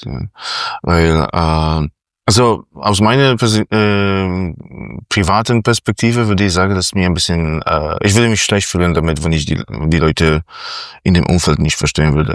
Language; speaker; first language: German; non-native, fluent; Polish